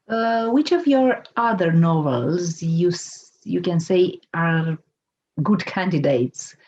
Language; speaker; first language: English; non-native, fluent; Romanian